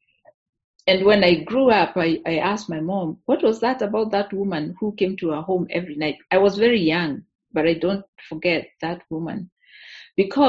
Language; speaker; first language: English; non-native, local second language; Meru